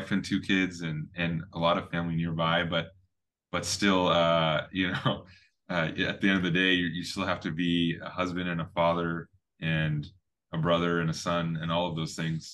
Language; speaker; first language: English; native; English